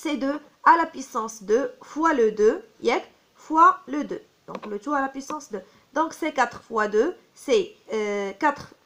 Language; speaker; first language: French; non-native, local second language; Arabic